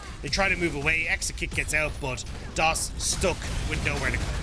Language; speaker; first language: English; native; English